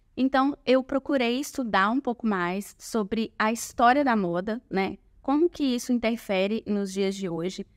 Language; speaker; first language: Portuguese; native; Portuguese